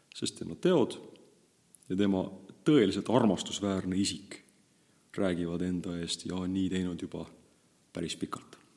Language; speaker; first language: Estonian; native; Estonian